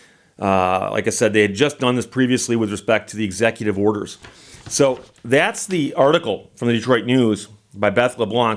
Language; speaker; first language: English; native; English